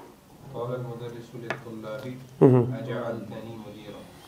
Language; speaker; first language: Arabic; non-native, learner; Kashmiri